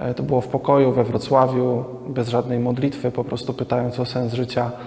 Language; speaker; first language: Polish; native; Polish